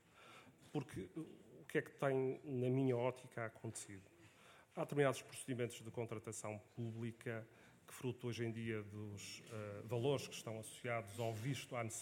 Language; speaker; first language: Portuguese; native; Portuguese